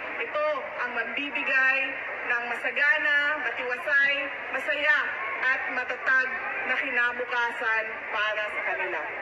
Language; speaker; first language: Filipino; non-native, local second language; Cebuano